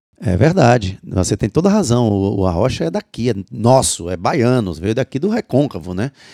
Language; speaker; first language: Portuguese; native; Portuguese